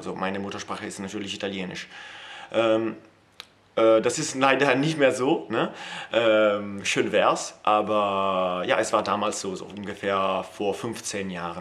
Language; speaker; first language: German; non-native, fluent; Italian